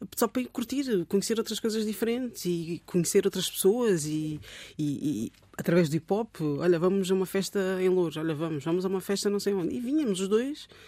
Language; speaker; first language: Portuguese; native; Portuguese